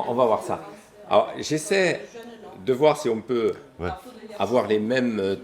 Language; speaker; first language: French; native; French